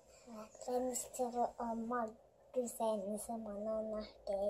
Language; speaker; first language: Turkish; early bilingual, heritage; Turkish